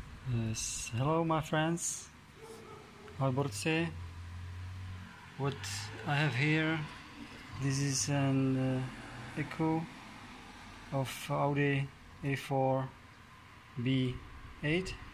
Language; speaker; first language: English; non-native, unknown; Czech